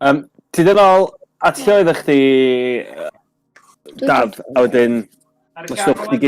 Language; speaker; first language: Welsh; native; Welsh